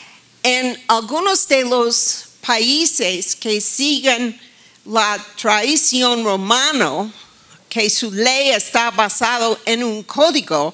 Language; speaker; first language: Spanish; non-native, fluent; English